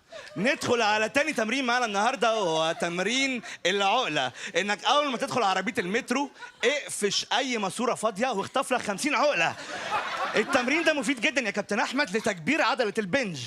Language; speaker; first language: Arabic; native; Arabic